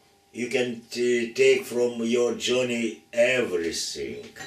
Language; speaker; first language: English; non-native, learner; Lithuanian